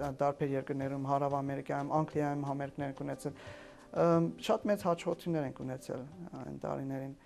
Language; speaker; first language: Armenian; early bilingual, heritage; Armenian